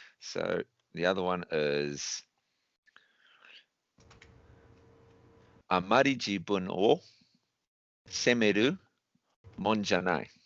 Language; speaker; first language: Japanese; non-native, learner; English